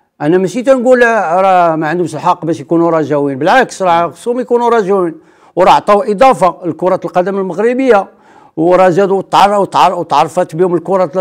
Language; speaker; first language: Arabic; native; Arabic